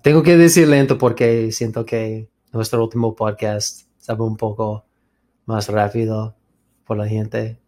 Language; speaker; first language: Spanish; non-native, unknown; English